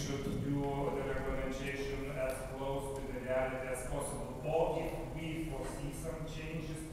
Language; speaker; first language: English; non-native, fluent; Lithuanian